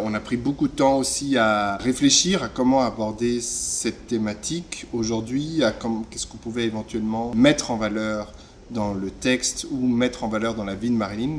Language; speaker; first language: French; native; French